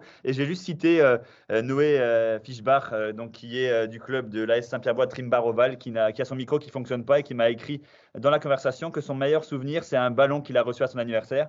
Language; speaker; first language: French; native; French